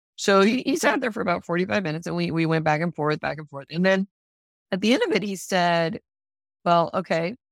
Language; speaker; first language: English; non-native, fluent; Spanish